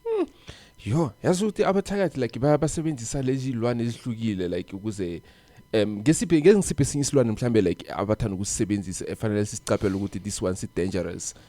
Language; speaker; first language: Zulu; non-native, local second language; South Ndebele